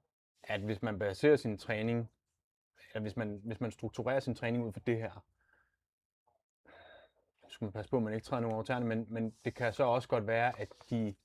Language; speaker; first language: Danish; native; Danish